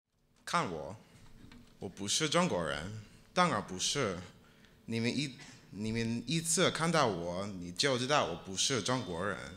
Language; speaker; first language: Chinese; non-native, learner; English